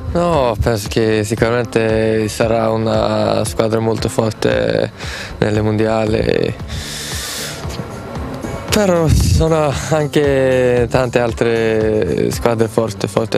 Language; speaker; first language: Italian; non-native, learner; Swedish